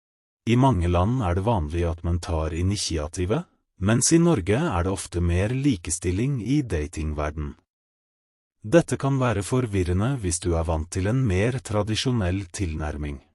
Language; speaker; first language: Norwegian; non-native, fluent; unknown